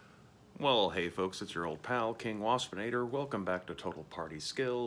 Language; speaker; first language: English; native; English